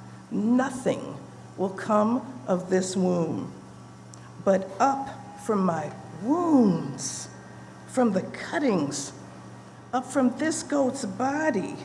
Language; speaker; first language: English; native; English